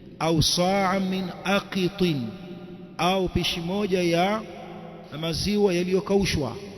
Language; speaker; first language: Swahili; native; Swahili